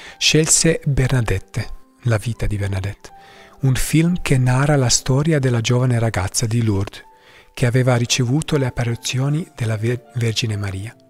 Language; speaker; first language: Italian; non-native, fluent; English